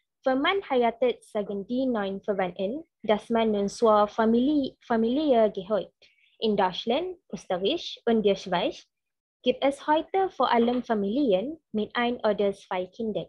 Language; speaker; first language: German; non-native, learner; Malay